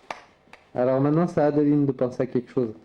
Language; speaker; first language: French; native; French